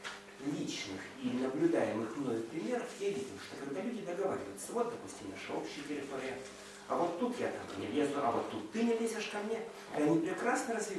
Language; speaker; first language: Russian; native; Russian